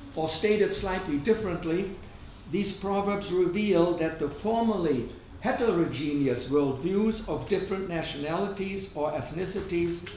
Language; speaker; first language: English; non-native, fluent; German